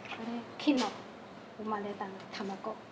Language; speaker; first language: Japanese; non-native, learner; Chinese